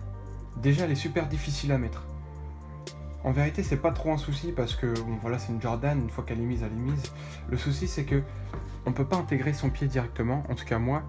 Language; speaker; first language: French; native; French